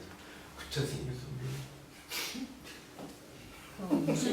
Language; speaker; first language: Portuguese; native; Portuguese